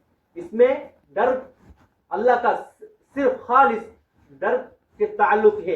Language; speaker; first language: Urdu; non-native, local second language; Tamil